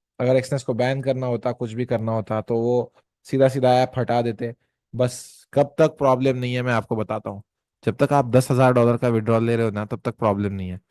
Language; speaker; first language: Hindi; non-native, local second language; Marathi